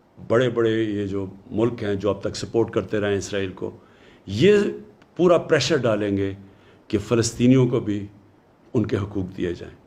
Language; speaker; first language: Urdu; native; Urdu